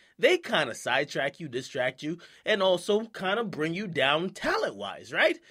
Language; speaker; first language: English; native; English